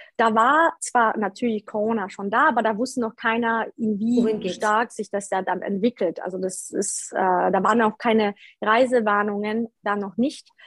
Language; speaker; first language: German; early bilingual, other home language; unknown